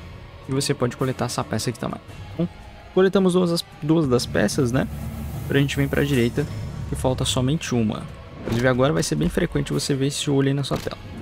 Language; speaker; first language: Portuguese; native; Portuguese